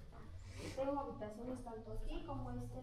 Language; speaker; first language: Spanish; native; Spanish